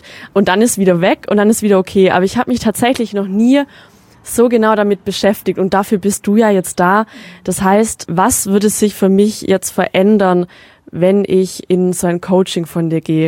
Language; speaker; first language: German; native; German